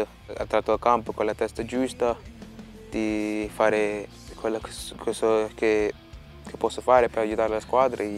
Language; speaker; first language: Italian; non-native, fluent; Portuguese